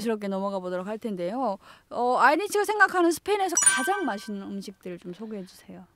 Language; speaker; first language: Korean; native; Korean